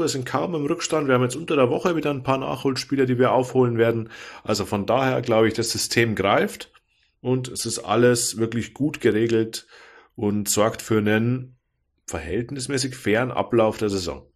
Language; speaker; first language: German; native; German